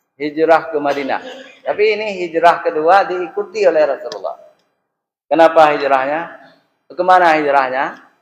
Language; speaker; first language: Malay; non-native, local second language; Achinese